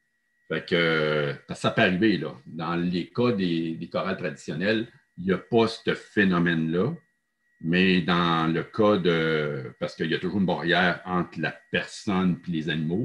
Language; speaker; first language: French; native; French